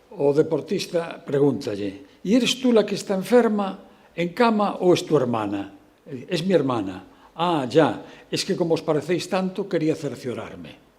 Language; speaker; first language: Spanish; non-native, local second language; Galician